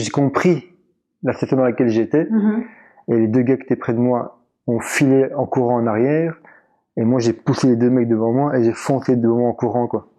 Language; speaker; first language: French; early bilingual, other home language; Arabic